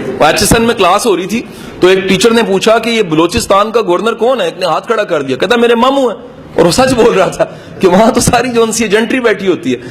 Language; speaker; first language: Urdu; non-native, local second language; Punjabi